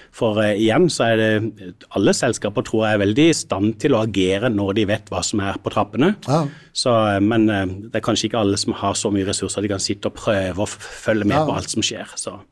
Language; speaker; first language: Norwegian; native; Norwegian